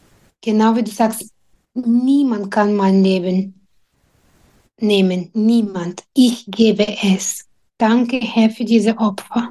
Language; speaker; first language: German; non-native, fluent; Bulgarian